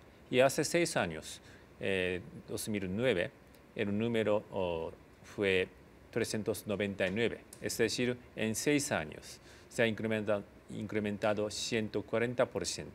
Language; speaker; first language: Spanish; non-native, fluent; Japanese